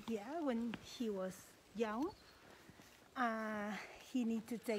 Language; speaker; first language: English; non-native, learner; Spanish